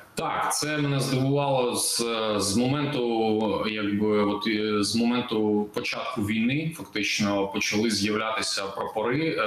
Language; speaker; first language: Ukrainian; native; Ukrainian